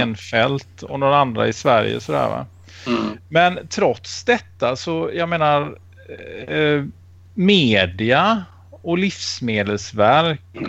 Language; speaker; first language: Swedish; native; Swedish